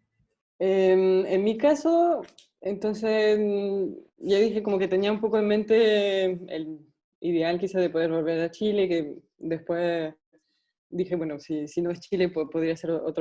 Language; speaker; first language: Spanish; non-native, fluent; French